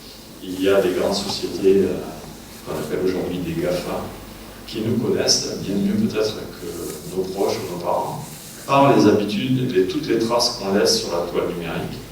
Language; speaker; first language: French; native; French